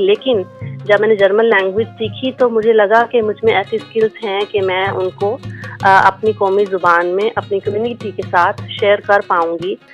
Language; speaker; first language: Urdu; native; Urdu